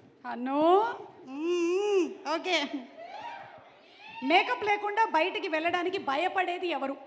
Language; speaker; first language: Telugu; native; Telugu